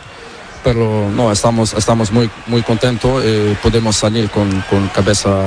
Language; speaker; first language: Spanish; non-native, learner; Portuguese